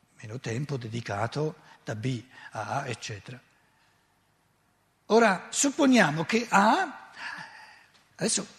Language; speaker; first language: Italian; native; Italian